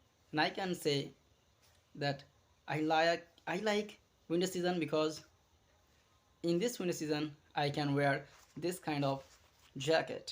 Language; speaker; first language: English; non-native, learner; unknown